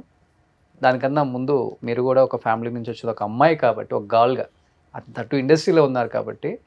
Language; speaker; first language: Telugu; native; Telugu